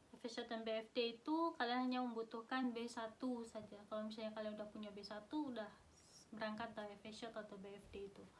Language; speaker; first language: Indonesian; native; Indonesian